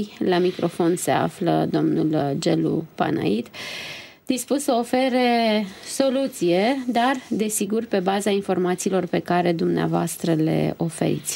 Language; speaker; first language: Romanian; native; Romanian